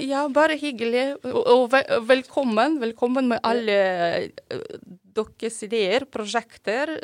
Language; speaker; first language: Norwegian; non-native, fluent; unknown